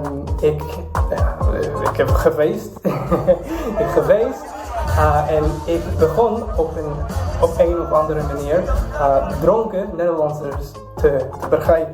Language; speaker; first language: Dutch; non-native, fluent; English